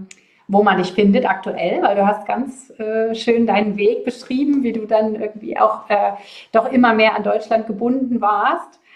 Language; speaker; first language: German; native; German